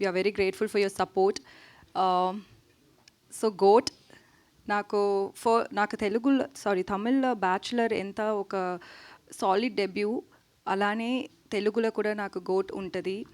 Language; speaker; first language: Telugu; non-native, learner; Tamil